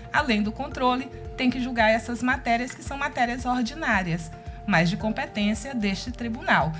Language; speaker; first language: Portuguese; native; Portuguese